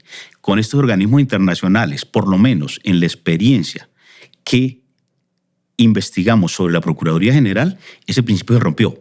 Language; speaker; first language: Spanish; native; Spanish